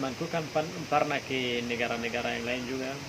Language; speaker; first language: Indonesian; non-native, fluent; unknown